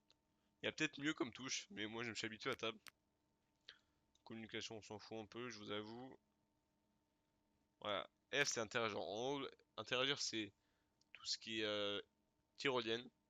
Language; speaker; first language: French; native; French